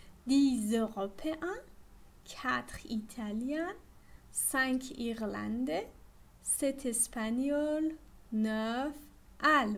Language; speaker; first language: French; non-native, fluent; Persian